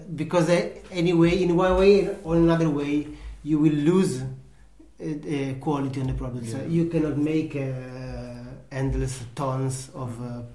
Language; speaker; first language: English; non-native, learner; Italian